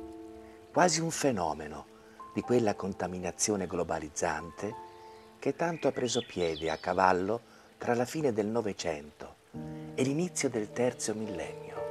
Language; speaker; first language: Italian; native; Italian